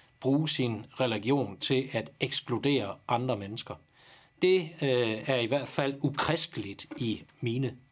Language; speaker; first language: Danish; native; Danish